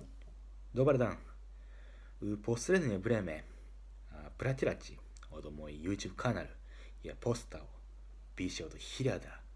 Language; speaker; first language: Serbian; non-native, learner; Japanese